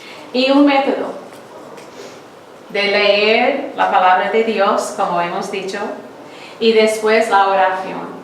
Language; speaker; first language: Spanish; non-native, fluent; English